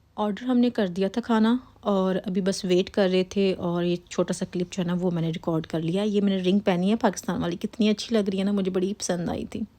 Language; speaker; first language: Urdu; native; Urdu